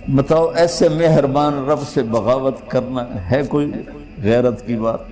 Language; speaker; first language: Urdu; non-native, local second language; Punjabi